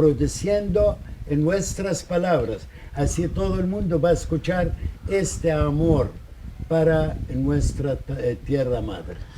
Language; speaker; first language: Spanish; non-native, fluent; Arabic